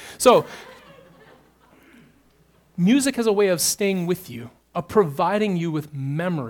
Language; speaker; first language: English; native; English